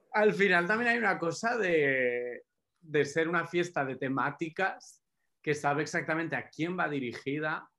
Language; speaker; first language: Spanish; native; Spanish